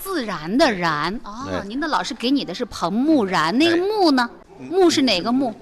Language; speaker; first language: Chinese; native; Chinese